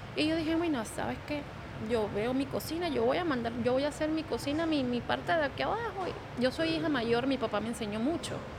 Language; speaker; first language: Spanish; native; Spanish